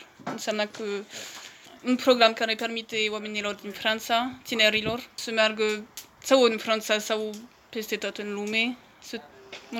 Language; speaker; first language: Romanian; non-native, fluent; French